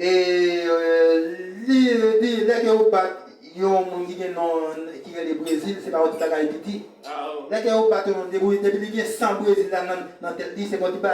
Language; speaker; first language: French; non-native, learner; Haitian Creole